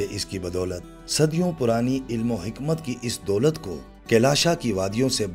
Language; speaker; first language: Urdu; native; Urdu